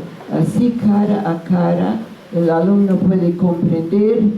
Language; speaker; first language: Spanish; non-native, fluent; English